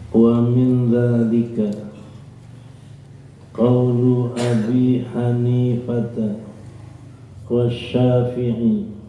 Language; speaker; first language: Arabic; non-native, fluent; Indonesian